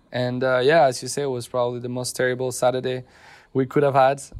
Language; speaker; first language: English; non-native, fluent; French